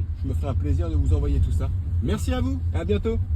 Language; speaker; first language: French; native; French